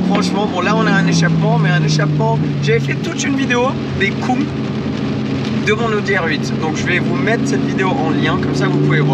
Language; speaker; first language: French; native; French